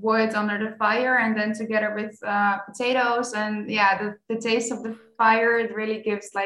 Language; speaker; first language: English; non-native, fluent; Dutch